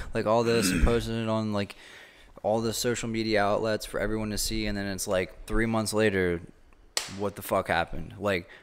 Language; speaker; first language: English; native; English